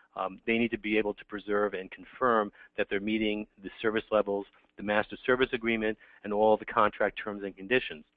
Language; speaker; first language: English; native; English